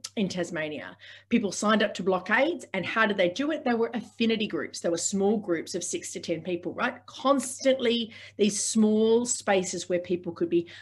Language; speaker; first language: English; native; English